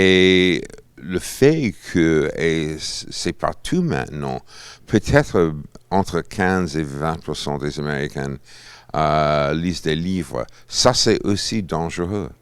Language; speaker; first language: French; non-native, fluent; English